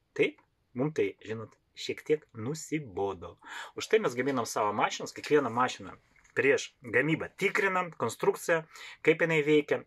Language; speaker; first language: Lithuanian; non-native, local second language; Russian